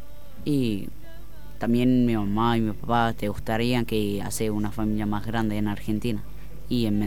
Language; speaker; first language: Spanish; non-native, learner; Arabic